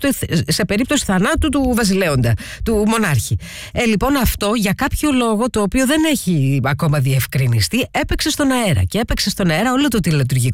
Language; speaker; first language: Greek; native; Greek